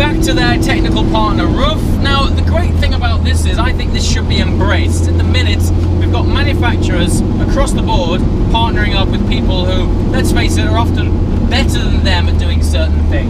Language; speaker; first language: English; native; English